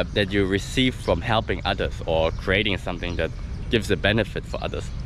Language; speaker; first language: English; non-native, fluent; German